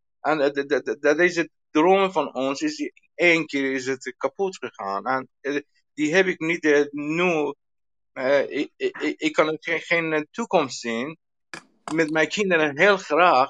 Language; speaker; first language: Dutch; non-native, learner; Persian